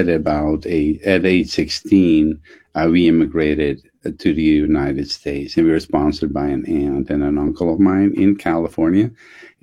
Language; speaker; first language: English; non-native, fluent; Dutch